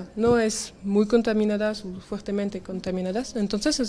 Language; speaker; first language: Spanish; non-native, learner; French